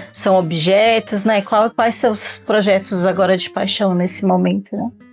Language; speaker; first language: Portuguese; native; Portuguese